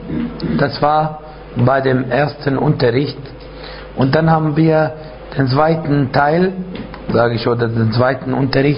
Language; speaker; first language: German; non-native, fluent; Arabic